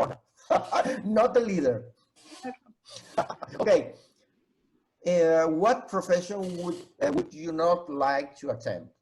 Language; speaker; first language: English; non-native, fluent; Spanish